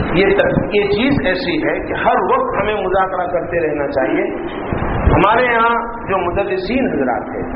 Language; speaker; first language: Urdu; non-native, local second language; Gujarati